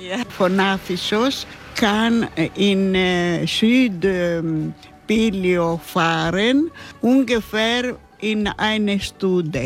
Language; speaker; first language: German; non-native, learner; Greek